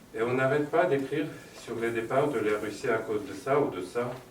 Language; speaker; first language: French; non-native, fluent; Russian